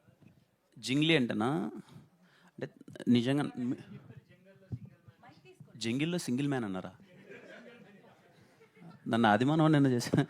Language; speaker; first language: Telugu; native; Telugu